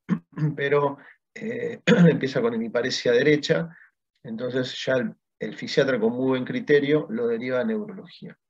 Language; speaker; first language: Spanish; native; Spanish